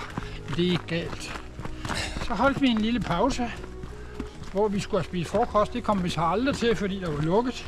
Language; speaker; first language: Danish; native; Danish